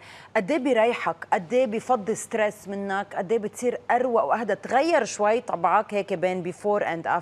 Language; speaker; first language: Arabic; native; Arabic